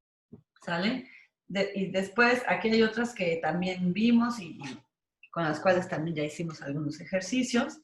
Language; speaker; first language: Spanish; native; Spanish